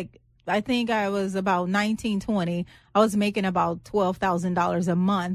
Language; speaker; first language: English; native; English